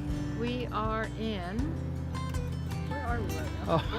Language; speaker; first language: English; native; English